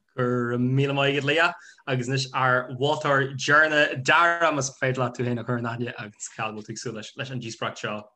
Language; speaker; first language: Irish; non-native, local second language; English